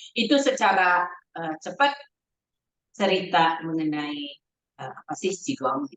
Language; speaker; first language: Indonesian; native; Indonesian